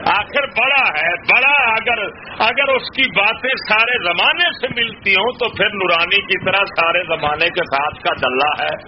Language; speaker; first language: Urdu; native; Urdu